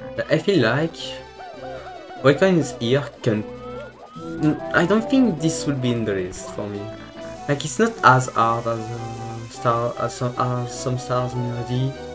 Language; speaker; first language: English; non-native, fluent; French